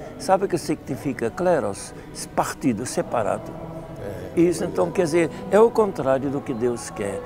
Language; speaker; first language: Portuguese; non-native, fluent; Dutch